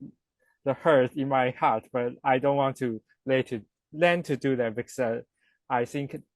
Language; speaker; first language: English; non-native, learner; Chinese